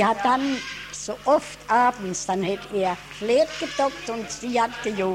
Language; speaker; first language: German; early bilingual, heritage; German